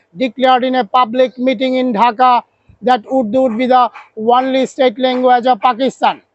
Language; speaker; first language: English; non-native, local second language; Bangla